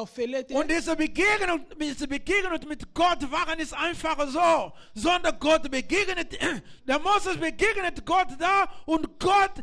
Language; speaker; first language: German; non-native, learner; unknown